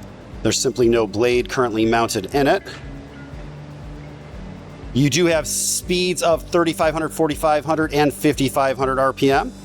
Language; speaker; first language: English; native; English